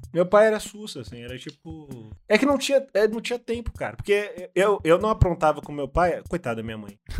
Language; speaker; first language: Portuguese; native; Portuguese